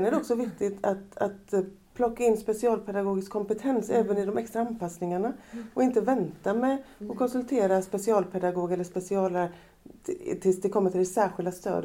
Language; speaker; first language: Swedish; native; Swedish